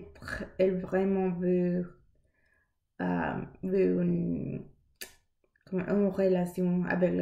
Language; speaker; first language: French; non-native, learner; English